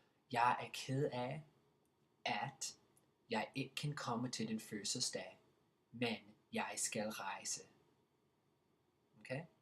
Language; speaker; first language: Danish; non-native, fluent; English